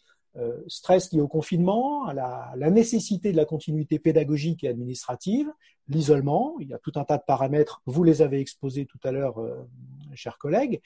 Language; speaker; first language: French; native; French